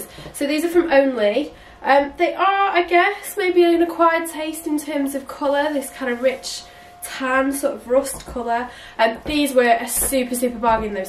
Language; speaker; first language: English; native; English